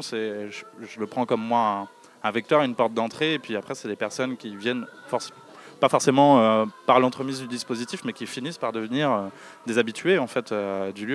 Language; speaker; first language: French; native; French